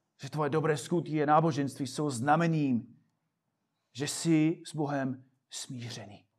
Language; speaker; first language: Czech; non-native, fluent; English